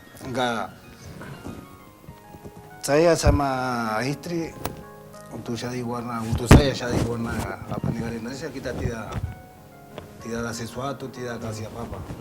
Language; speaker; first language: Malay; non-native, learner; Spanish